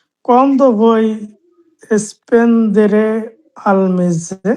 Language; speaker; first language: Italian; non-native, learner; Bangla